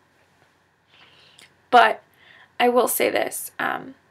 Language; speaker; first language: English; native; English